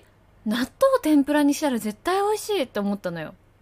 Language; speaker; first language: Japanese; native; Japanese